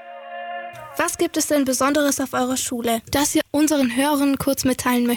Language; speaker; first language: German; native; German